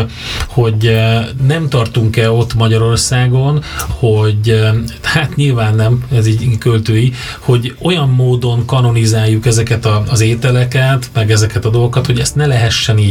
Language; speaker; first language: Hungarian; native; Hungarian